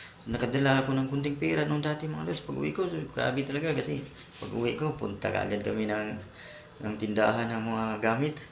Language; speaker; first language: Filipino; non-native, local second language; Cebuano